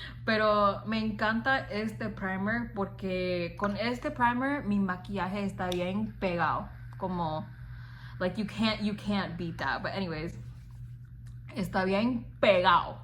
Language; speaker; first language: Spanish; non-native, fluent; English